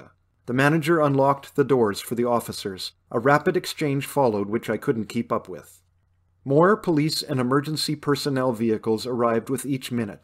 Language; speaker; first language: English; native; English